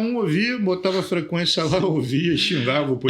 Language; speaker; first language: Portuguese; native; Portuguese